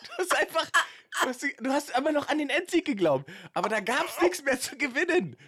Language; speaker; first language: German; native; German